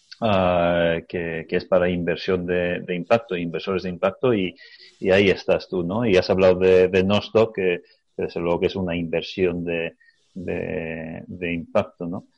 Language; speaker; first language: Spanish; native; Spanish